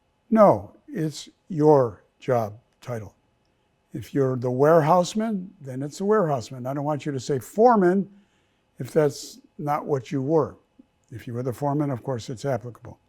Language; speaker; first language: English; native; English